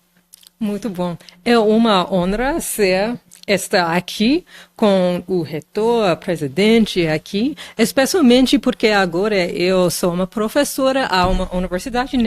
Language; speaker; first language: Portuguese; non-native, fluent; English